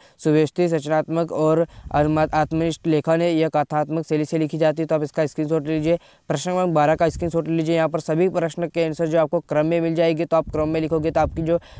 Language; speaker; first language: Hindi; native; Hindi